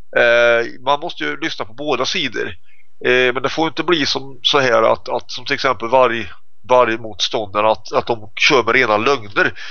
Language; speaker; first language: Swedish; native; Swedish